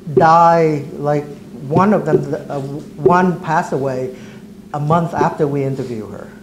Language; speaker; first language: English; early bilingual, other home language; Vietnamese